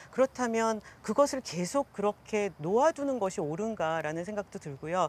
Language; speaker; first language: Korean; native; Korean